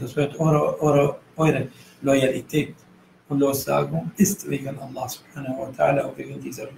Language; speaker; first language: German; non-native, fluent; Arabic